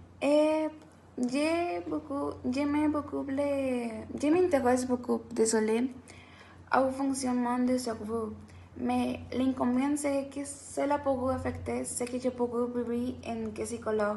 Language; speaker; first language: French; non-native, learner; Spanish